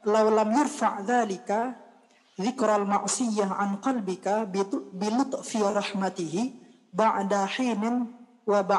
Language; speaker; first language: Arabic; non-native, fluent; Indonesian